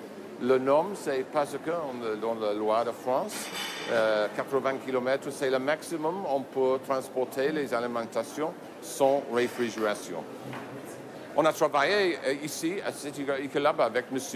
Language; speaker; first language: French; non-native, fluent; English